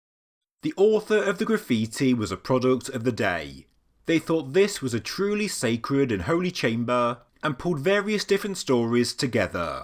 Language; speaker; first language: English; native; English